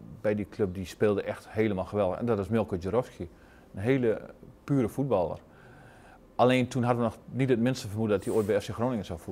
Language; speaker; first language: Dutch; native; Dutch